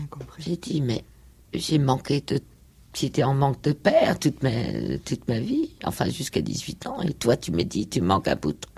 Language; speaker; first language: French; non-native, fluent; Danish